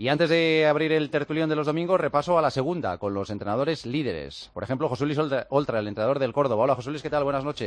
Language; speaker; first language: Spanish; native; Spanish